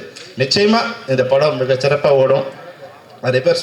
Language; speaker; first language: Tamil; native; Tamil